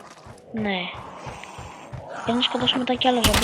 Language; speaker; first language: Greek; native; Greek